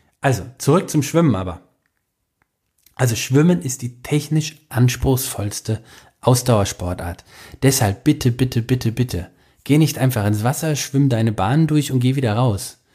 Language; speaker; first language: German; native; German